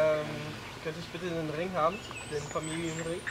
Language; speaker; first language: German; non-native, learner; English